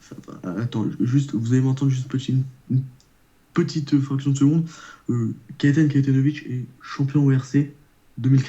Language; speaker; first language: French; native; French